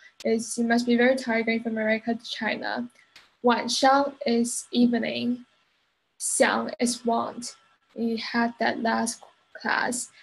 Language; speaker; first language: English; non-native, fluent; Chinese